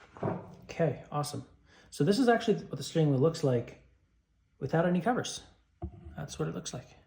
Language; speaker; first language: English; native; English